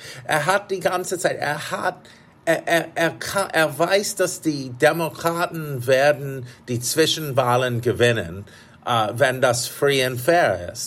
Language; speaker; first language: German; non-native, fluent; English